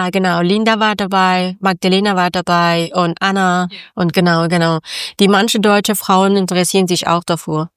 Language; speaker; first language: German; non-native, learner; Persian